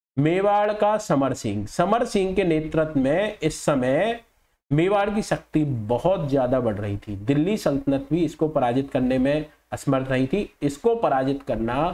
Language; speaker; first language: Hindi; native; Hindi